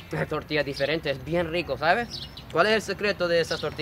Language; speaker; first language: Spanish; non-native, fluent; Japanese